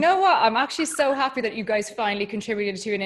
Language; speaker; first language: English; native; English